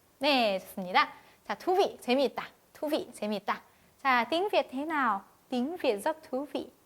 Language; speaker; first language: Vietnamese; non-native, fluent; Korean